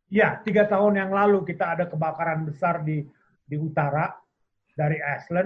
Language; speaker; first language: Indonesian; native; Indonesian